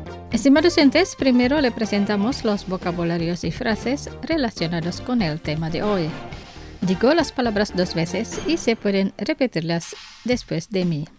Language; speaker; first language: Spanish; non-native, fluent; Indonesian